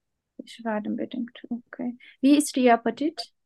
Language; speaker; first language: German; non-native, learner; Turkish